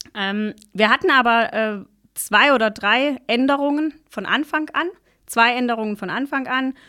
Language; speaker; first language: German; native; German